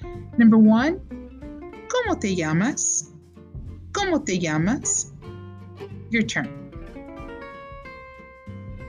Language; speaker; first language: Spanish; non-native, fluent; English